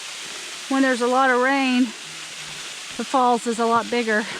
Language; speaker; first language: English; native; English